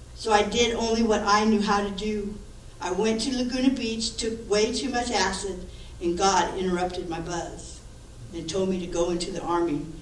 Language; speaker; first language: English; native; English